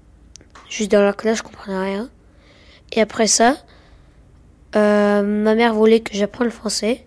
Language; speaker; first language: French; early bilingual, other home language; Ukrainian